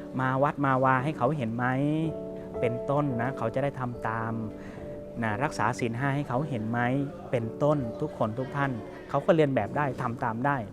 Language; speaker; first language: Thai; native; Thai